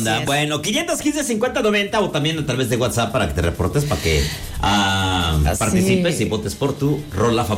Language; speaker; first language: Spanish; native; Spanish